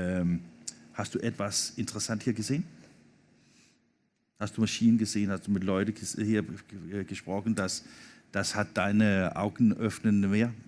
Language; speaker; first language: German; non-native, learner; Danish